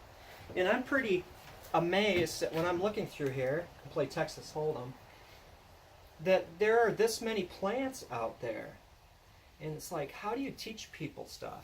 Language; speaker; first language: English; native; English